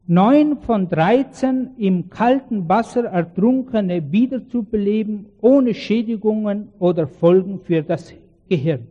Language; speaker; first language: German; native; German